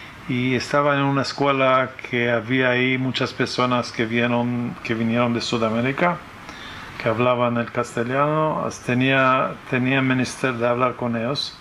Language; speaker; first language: Spanish; early bilingual, heritage; French